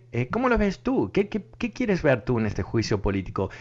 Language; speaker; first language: Spanish; early bilingual, heritage; Spanish